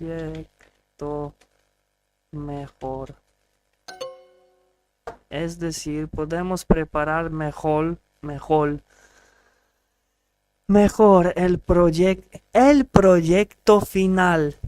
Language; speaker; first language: Spanish; non-native, learner; English